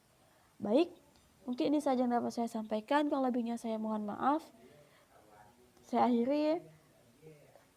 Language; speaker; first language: Indonesian; native; Indonesian